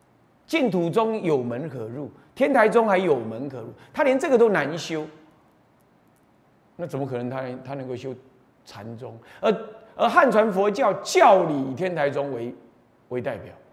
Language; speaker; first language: Chinese; native; Chinese